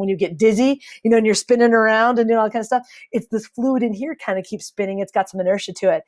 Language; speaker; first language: English; native; English